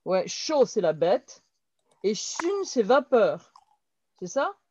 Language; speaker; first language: French; native; French